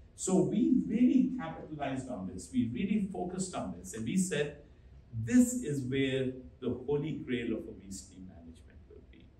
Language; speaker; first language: English; non-native, local second language; Hindi